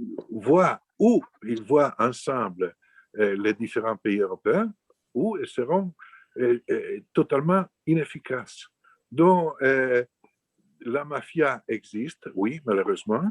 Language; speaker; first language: French; non-native, fluent; Italian